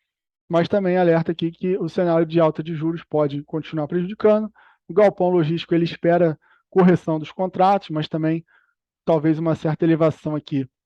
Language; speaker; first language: Portuguese; native; Portuguese